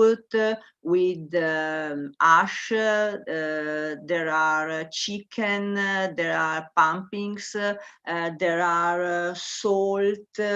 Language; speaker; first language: English; non-native, learner; Italian